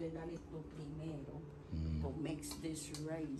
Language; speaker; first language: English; non-native, learner; Spanish